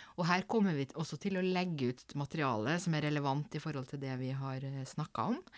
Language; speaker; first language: Norwegian; native; Norwegian